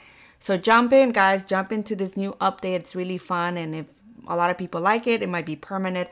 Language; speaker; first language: English; native; English